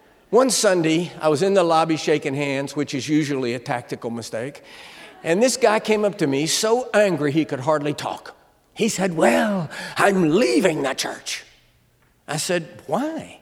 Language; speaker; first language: English; native; English